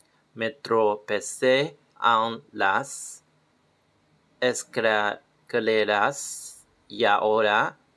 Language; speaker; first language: Spanish; non-native, learner; Chinese